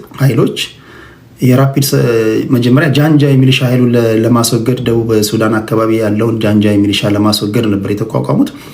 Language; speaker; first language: Amharic; native; Amharic